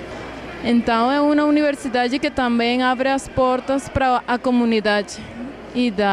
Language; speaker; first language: Portuguese; non-native, fluent; Spanish